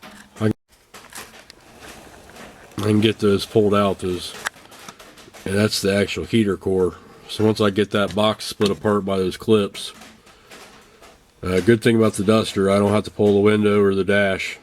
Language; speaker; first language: English; native; English